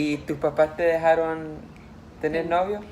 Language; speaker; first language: Spanish; early bilingual, heritage; Spanish